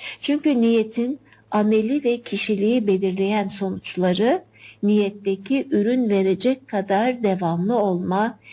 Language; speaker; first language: Turkish; native; Turkish